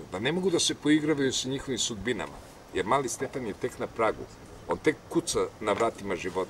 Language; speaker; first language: Serbian; native; Serbian